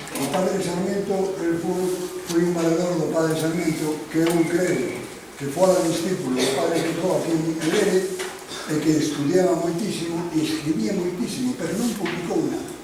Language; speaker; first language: Galician; non-native, local second language; Spanish